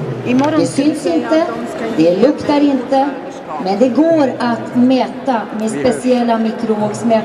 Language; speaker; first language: Swedish; native; Swedish